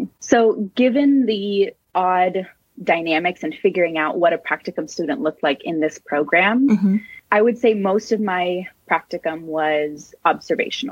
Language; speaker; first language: English; native; English